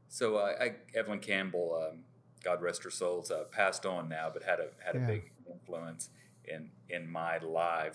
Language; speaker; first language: English; native; English